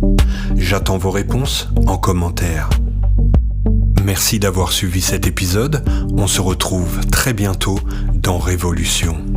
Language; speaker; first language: French; native; French